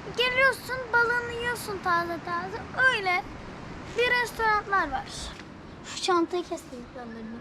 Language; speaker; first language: Turkish; native; Turkish